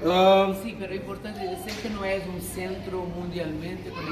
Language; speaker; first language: Spanish; non-native, fluent; Portuguese